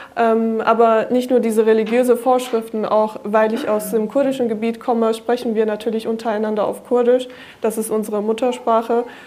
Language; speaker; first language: German; non-native, fluent; Kurdish